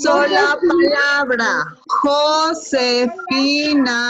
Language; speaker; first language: Spanish; native; Spanish